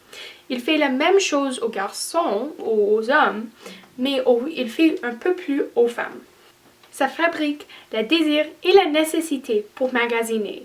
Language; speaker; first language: French; non-native, learner; English